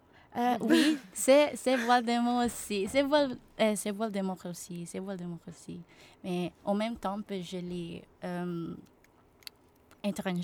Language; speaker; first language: French; non-native, learner; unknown